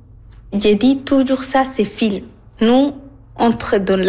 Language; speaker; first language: French; non-native, learner; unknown